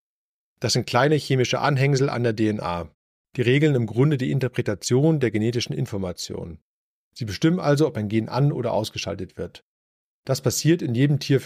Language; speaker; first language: German; native; German